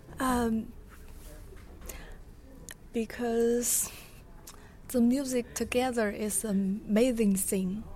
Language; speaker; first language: English; non-native, learner; Chinese